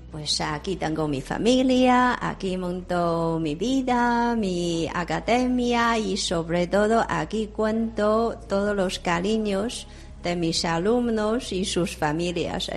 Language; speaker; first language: Spanish; non-native, fluent; Chinese